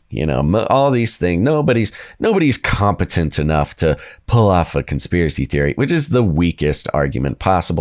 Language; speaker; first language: English; native; English